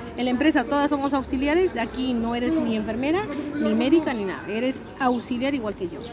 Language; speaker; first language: Spanish; native; Spanish